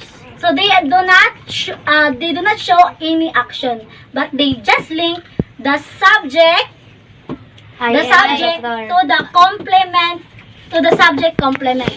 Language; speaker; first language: English; non-native, local second language; Cebuano